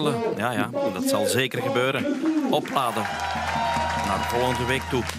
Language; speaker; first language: Dutch; native; Dutch